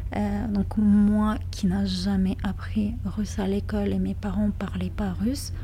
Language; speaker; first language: French; non-native, fluent; Lithuanian